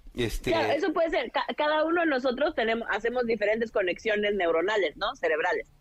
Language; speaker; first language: Spanish; native; Spanish